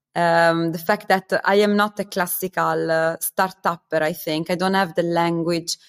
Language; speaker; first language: English; non-native, fluent; Italian